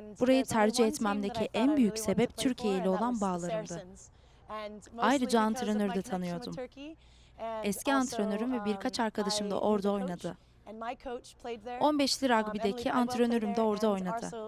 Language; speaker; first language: Turkish; non-native, learner; English